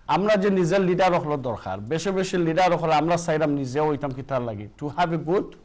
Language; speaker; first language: Bangla; early bilingual, other home language; Sylheti